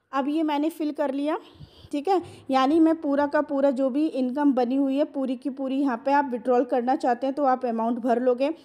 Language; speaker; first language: Hindi; non-native, local second language; Marathi